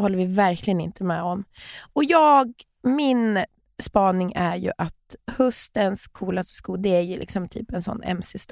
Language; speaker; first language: Swedish; native; Swedish